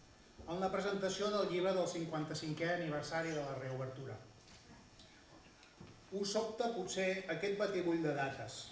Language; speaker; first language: Catalan; native; Catalan